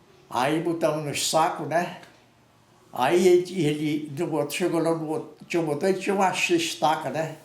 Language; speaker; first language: Portuguese; native; Portuguese